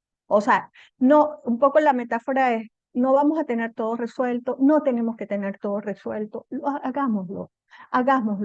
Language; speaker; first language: Spanish; native; Spanish